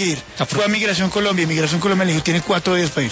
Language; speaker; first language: Spanish; native; Spanish